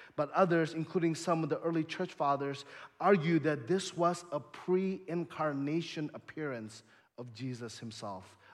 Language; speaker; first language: English; early bilingual, other home language; Indonesian